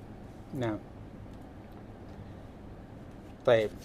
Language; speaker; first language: Arabic; non-native, fluent; Malay